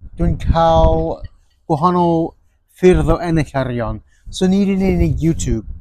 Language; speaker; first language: Welsh; non-native, fluent; English